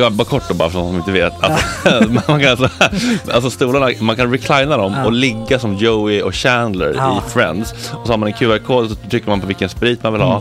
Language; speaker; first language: Swedish; native; Swedish